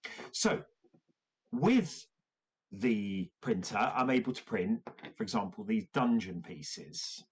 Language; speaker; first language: English; native; English